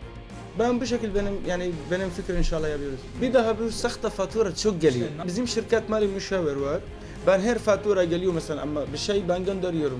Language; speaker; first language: Turkish; non-native, learner; Arabic